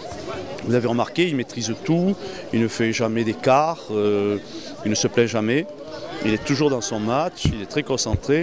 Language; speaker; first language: French; native; French